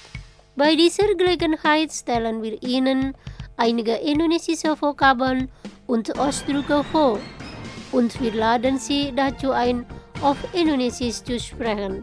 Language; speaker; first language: German; non-native, fluent; Indonesian